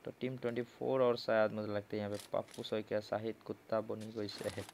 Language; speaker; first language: Hindi; non-native, local second language; Assamese